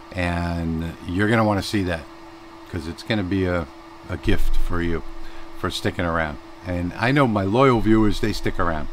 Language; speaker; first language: English; native; English